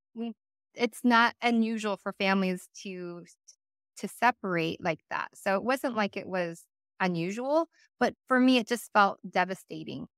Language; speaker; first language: English; native; English